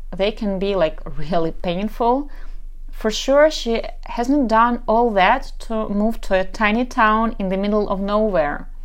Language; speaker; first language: English; non-native, fluent; Ukrainian